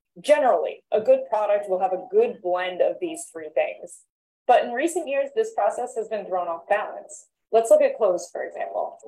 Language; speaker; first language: English; native; English